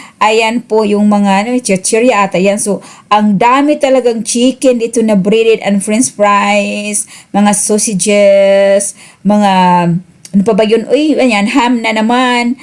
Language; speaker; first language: Filipino; native; Filipino